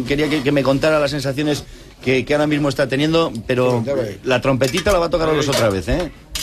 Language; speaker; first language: Spanish; native; Spanish